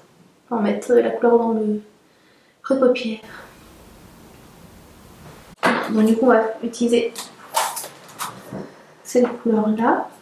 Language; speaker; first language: French; native; French